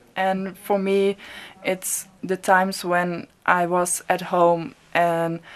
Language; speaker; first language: English; non-native, fluent; Dutch